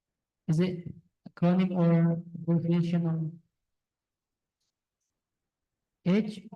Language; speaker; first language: English; non-native, fluent; Indonesian